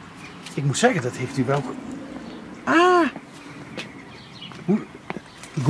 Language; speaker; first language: Dutch; native; Dutch